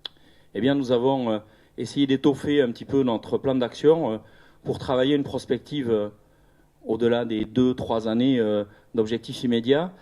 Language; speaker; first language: French; native; French